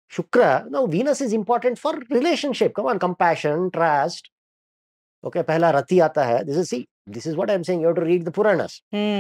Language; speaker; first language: English; non-native, local second language; Kannada